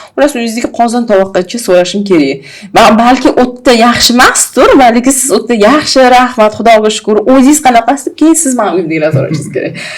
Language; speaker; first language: Uzbek; native; Uzbek